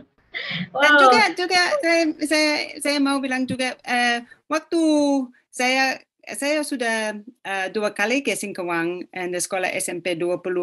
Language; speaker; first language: Indonesian; non-native, fluent; English